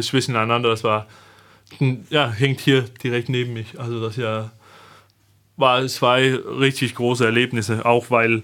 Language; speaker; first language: German; non-native, fluent; Danish